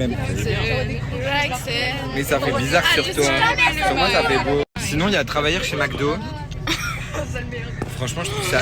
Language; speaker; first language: French; native; French